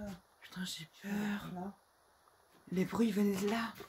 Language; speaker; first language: French; native; French